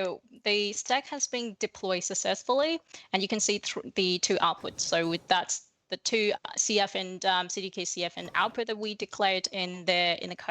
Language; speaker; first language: English; non-native, fluent; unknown